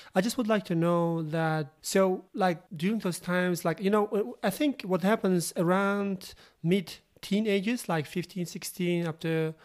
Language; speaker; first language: English; non-native, fluent; Uzbek